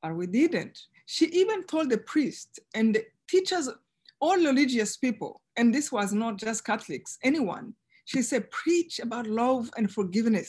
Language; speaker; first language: English; non-native, local second language; Kinyarwanda